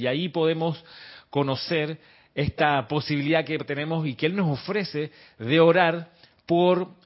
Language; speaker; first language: Spanish; native; Spanish